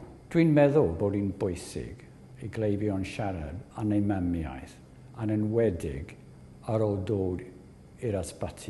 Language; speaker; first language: Welsh; non-native, learner; English